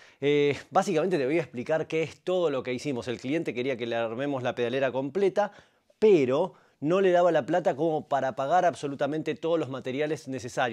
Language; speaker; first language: Spanish; native; Spanish